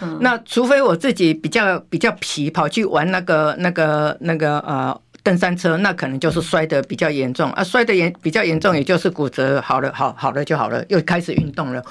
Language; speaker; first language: Chinese; native; Chinese